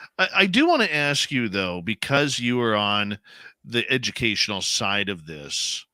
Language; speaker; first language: English; native; English